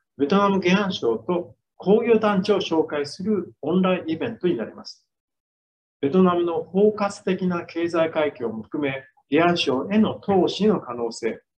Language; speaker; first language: Japanese; native; Japanese